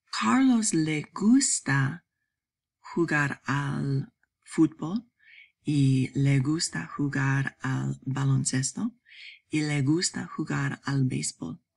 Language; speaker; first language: Spanish; non-native, fluent; English